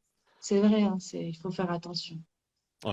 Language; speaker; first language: French; native; French